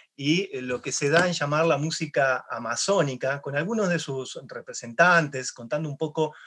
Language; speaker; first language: Spanish; native; Spanish